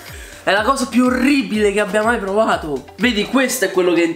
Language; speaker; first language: Italian; native; Italian